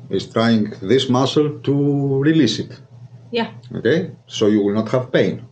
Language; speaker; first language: English; non-native, fluent; Greek